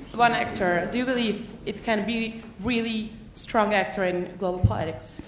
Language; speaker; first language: English; non-native, fluent; Czech